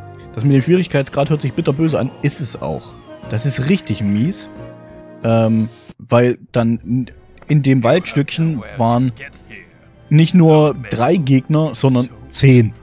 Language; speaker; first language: German; native; German